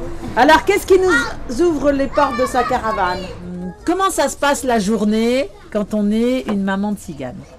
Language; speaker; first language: French; native; French